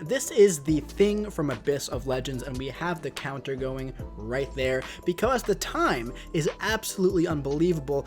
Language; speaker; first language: English; native; English